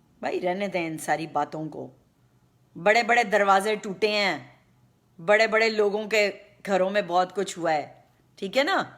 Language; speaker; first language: Urdu; native; Urdu